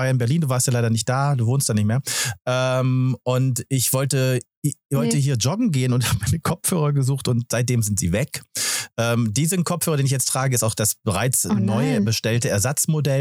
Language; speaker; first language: German; native; German